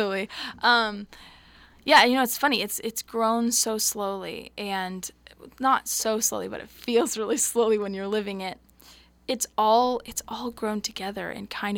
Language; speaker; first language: English; native; English